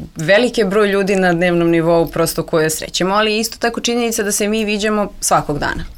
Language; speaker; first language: Serbian; native; Serbian